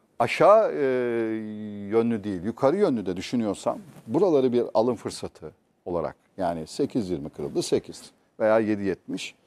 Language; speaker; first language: Turkish; native; Turkish